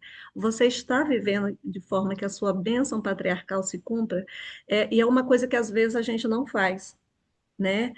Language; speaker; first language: Portuguese; native; Portuguese